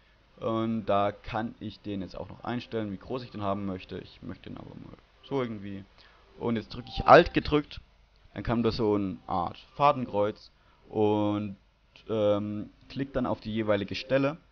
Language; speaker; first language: German; native; German